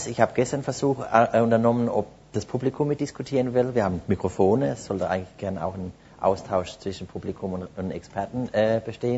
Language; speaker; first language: German; native; German